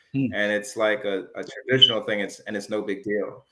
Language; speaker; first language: English; early bilingual, other home language; Jamaican Creole English